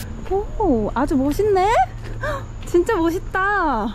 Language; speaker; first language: Korean; native; Korean